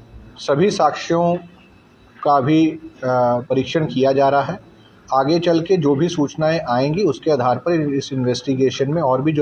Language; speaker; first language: Hindi; native; Hindi